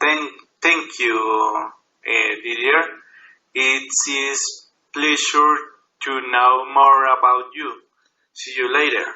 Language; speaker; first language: English; non-native, learner; Spanish